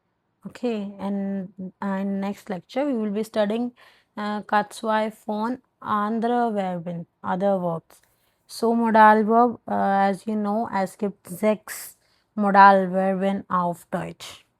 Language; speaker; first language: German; non-native, learner; Hindi